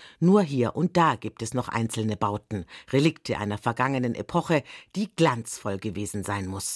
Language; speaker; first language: German; native; German